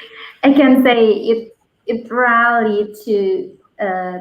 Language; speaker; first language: English; non-native, learner; Khmer